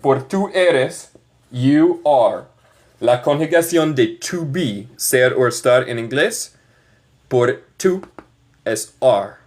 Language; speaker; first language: Spanish; non-native, learner; English